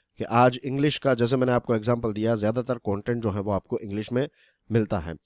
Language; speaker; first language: Hindi; non-native, local second language; Gujarati